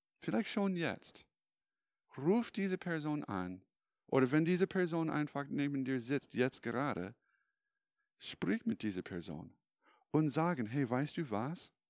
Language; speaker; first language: German; non-native, fluent; English